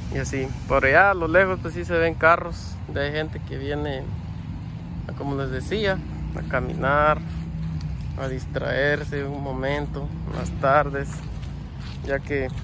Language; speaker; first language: Spanish; native; Spanish